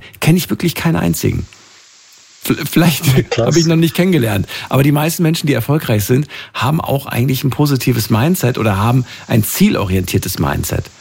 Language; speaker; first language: German; native; German